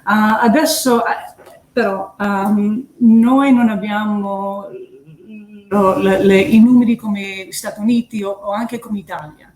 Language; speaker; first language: Italian; early bilingual, heritage; English